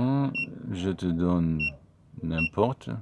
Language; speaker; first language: French; non-native, fluent; German